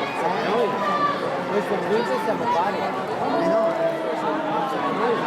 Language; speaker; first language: Italian; native; Italian